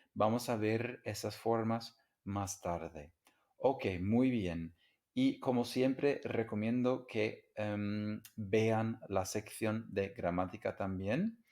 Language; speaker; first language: Spanish; non-native, fluent; English